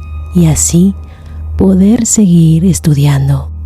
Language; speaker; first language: Spanish; native; Spanish